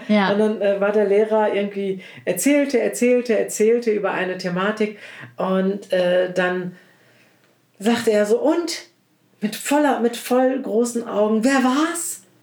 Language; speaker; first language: German; early bilingual, other home language; Turkish